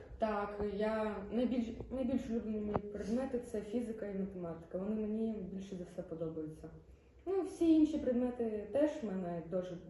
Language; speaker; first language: Ukrainian; non-native, local second language; Russian